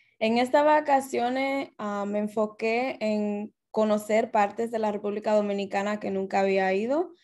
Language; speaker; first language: Spanish; early bilingual, heritage; Spanish